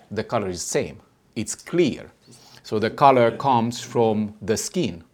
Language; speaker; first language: English; non-native, fluent; Hungarian